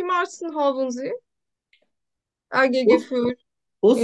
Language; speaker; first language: German; non-native, learner; Turkish